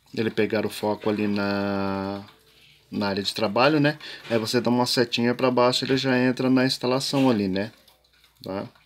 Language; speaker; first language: Portuguese; native; Portuguese